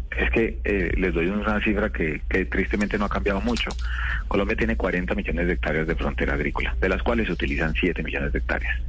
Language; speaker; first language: Spanish; native; Spanish